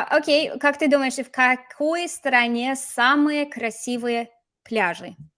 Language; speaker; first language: Russian; non-native, fluent; English